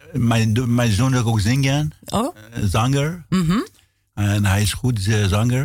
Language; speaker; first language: Dutch; non-native, learner; Persian